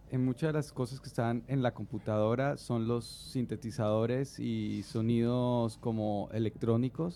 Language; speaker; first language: Spanish; native; Spanish